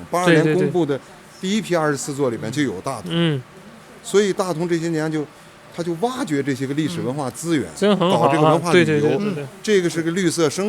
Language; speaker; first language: Chinese; native; Chinese